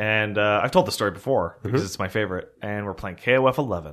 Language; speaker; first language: English; early bilingual, other home language; French